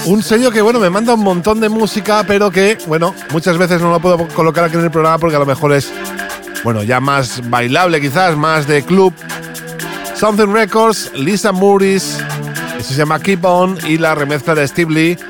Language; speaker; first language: Spanish; native; Spanish